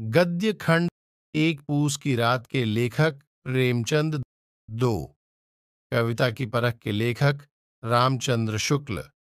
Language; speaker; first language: Hindi; native; Hindi